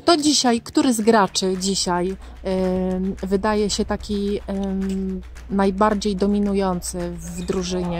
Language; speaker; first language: Polish; native; Polish